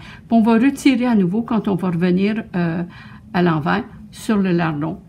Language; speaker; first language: French; native; French